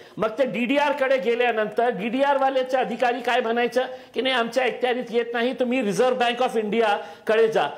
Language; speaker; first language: Marathi; non-native, local second language; Urdu